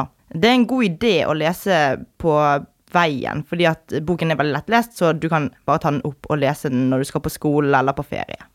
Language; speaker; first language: Norwegian; native; Norwegian